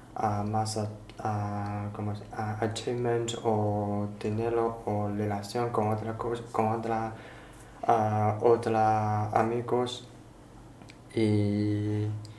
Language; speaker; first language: Spanish; non-native, learner; Chinese